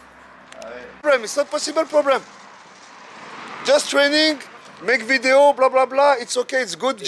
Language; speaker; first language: English; non-native, learner; French